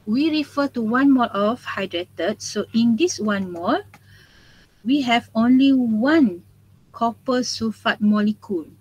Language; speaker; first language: English; non-native, local second language; Malay